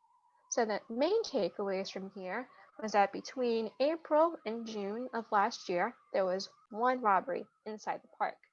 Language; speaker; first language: English; native; English